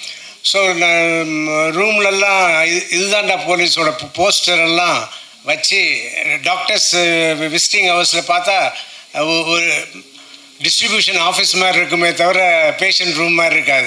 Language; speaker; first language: Tamil; non-native, local second language; Telugu